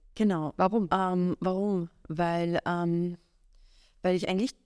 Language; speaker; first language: German; early bilingual, other home language; Persian